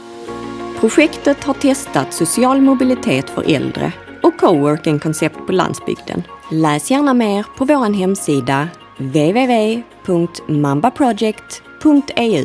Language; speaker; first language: Swedish; native; Swedish